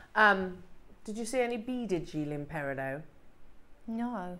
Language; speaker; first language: English; native; English